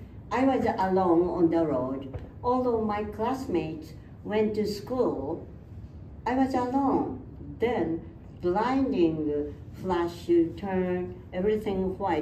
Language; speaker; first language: English; non-native, fluent; Japanese